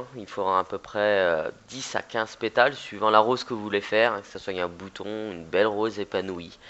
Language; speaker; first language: French; native; French